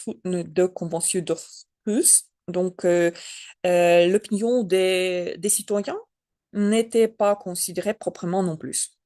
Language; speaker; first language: French; non-native, learner; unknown